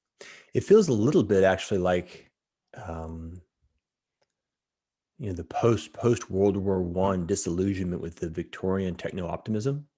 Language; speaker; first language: English; native; English